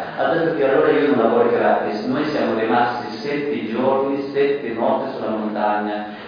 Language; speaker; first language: Italian; non-native, fluent; Persian